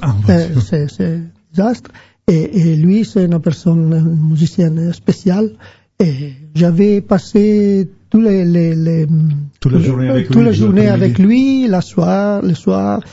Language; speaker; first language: French; non-native, learner; Italian